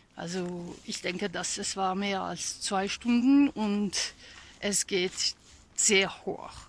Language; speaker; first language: German; non-native, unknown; Hungarian